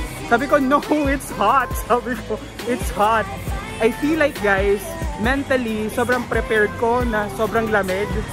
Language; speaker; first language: English; non-native, local second language; Filipino